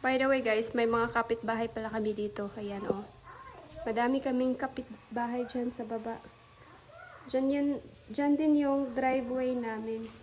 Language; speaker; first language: Filipino; native; Filipino